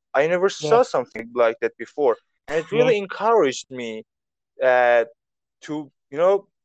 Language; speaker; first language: English; non-native, fluent; Persian